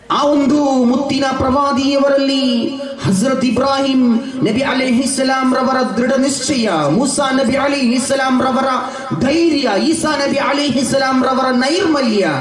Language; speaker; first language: Kannada; non-native, local second language; Malayalam